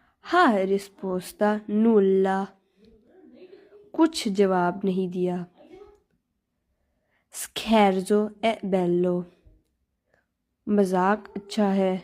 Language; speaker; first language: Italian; non-native, fluent; Urdu